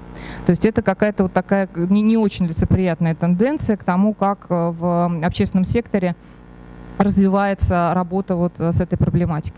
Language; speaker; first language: Russian; native; Russian